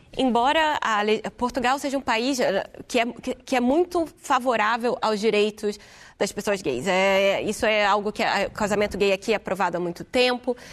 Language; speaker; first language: Portuguese; native; Portuguese